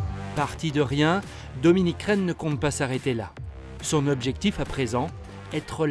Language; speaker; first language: French; native; French